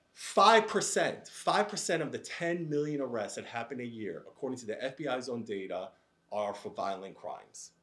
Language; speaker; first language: English; native; English